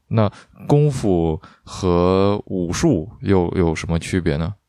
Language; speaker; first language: Chinese; native; Chinese